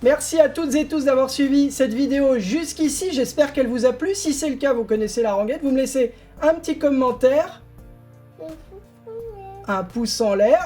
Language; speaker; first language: French; native; French